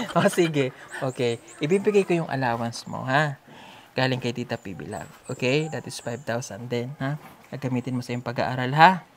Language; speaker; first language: Filipino; native; Filipino